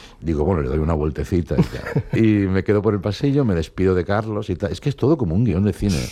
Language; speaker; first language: Spanish; non-native, local second language; Catalan